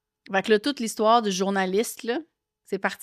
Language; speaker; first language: French; native; French